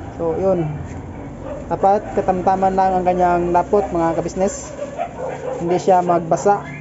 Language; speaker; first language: Filipino; non-native, local second language; Cebuano